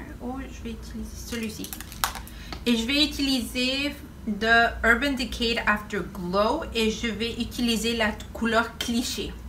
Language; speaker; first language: French; non-native, fluent; Spanish